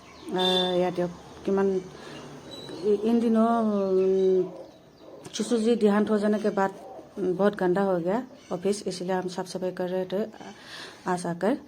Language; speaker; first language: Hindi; non-native, local second language; Assamese